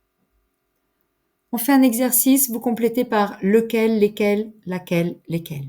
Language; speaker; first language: French; native; French